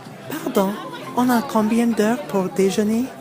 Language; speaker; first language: French; non-native, learner; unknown